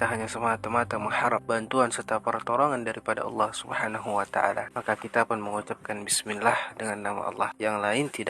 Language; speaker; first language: Malay; native; Malay